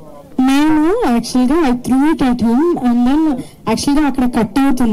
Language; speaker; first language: Telugu; non-native, fluent; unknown